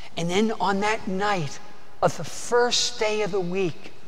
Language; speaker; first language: English; native; English